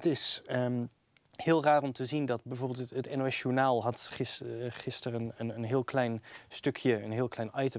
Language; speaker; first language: Dutch; native; Dutch